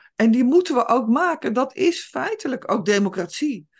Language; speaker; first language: Dutch; native; Dutch